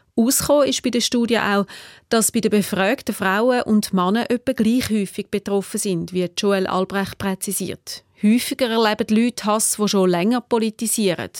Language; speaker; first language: German; native; German